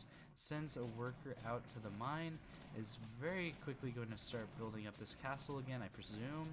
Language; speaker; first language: English; native; English